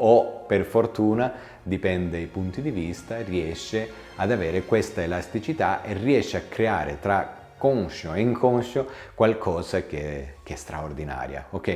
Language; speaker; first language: Italian; native; Italian